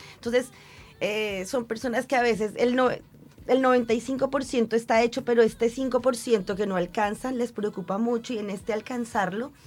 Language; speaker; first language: Spanish; native; Spanish